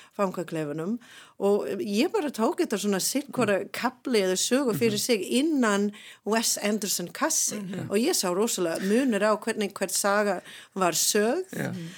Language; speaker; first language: Icelandic; non-native, fluent; English